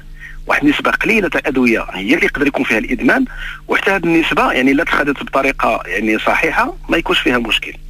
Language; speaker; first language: Arabic; native; Arabic